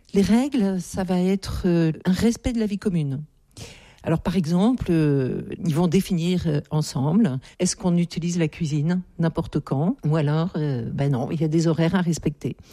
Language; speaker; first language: French; native; French